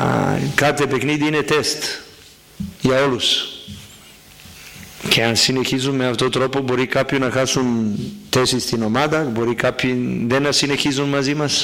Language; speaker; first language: Greek; non-native, fluent; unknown